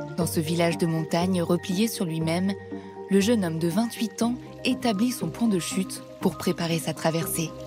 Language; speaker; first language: French; native; French